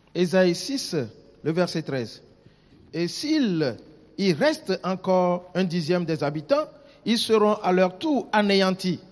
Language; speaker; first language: French; non-native, local second language; Ewe